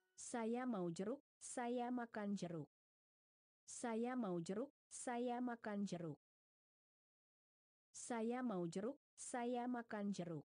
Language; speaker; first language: Indonesian; non-native, learner; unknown